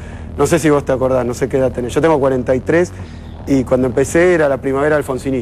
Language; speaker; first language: Spanish; native; Spanish